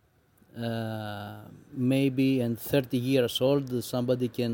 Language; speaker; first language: English; non-native, learner; Greek